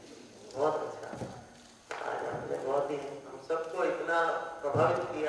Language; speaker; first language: Hindi; native; Hindi